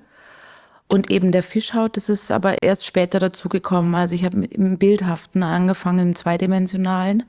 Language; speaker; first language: German; native; German